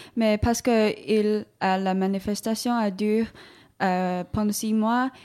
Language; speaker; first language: French; non-native, learner; Cantonese